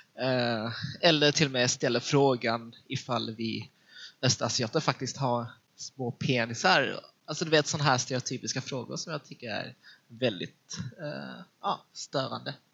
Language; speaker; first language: Swedish; early bilingual, other home language; Vietnamese